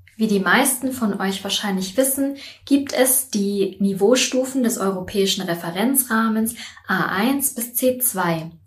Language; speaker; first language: German; native; German